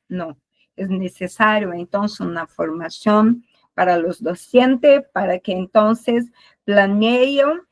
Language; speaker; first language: Spanish; non-native, learner; Portuguese